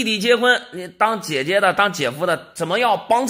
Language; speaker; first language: Chinese; native; Chinese